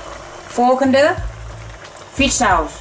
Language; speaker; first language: Dutch; non-native, learner; Thai